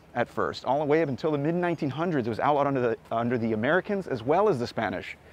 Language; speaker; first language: English; early bilingual, other home language; Spanish